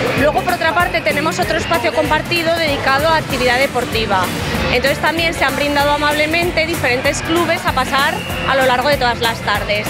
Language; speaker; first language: Spanish; native; Spanish